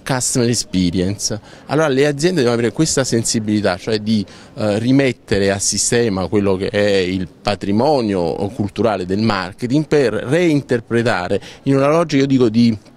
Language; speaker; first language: Italian; native; Italian